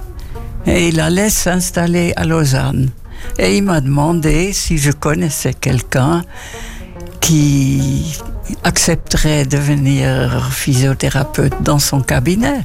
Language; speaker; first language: French; non-native, fluent; Dutch